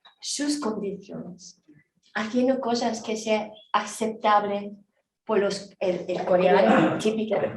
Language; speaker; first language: Spanish; non-native, fluent; Korean